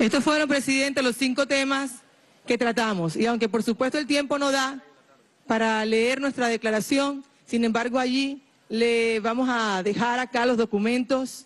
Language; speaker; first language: Spanish; native; Spanish